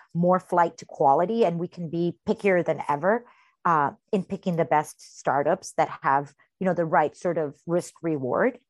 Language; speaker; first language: English; early bilingual, heritage; Spanish